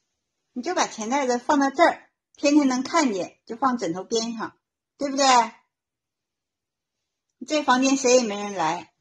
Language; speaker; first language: Chinese; native; Chinese